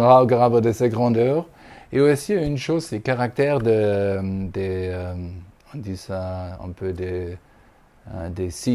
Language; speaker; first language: French; non-native, fluent; German